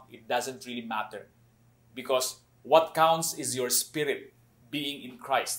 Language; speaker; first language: English; non-native, local second language; Cebuano